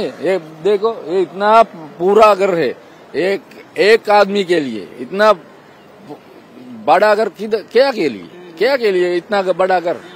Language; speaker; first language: Hindi; non-native, learner; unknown